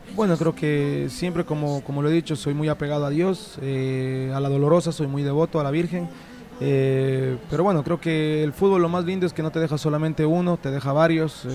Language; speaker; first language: Spanish; native; Spanish